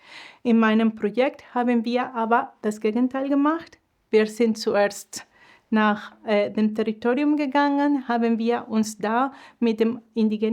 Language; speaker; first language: German; non-native, fluent; Spanish